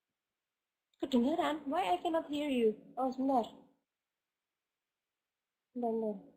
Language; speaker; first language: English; non-native, fluent; Indonesian